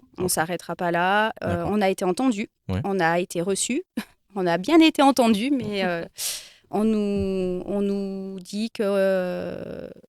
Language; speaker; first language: French; native; French